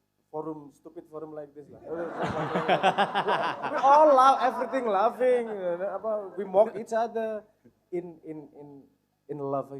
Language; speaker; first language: English; non-native, fluent; Indonesian